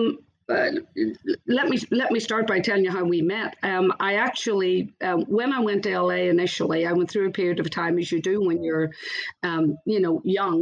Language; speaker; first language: English; native; English